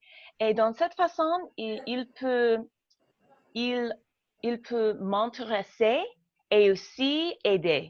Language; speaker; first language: French; non-native, learner; English